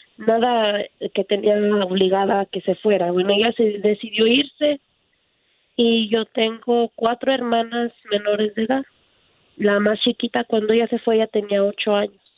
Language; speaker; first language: Spanish; native; Spanish